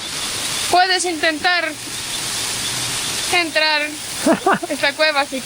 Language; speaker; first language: Spanish; non-native, fluent; Portuguese